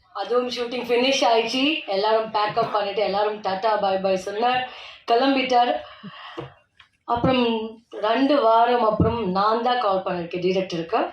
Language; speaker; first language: Tamil; non-native, learner; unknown